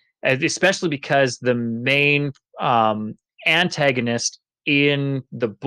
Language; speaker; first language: English; native; English